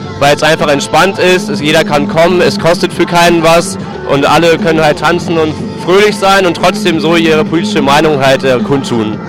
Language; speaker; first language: German; native; German